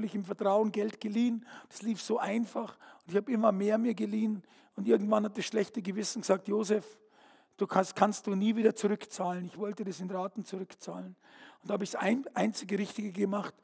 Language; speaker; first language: German; native; German